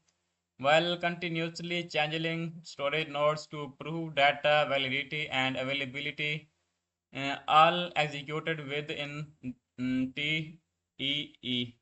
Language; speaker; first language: English; non-native, learner; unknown